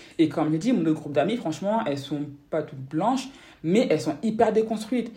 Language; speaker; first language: French; native; French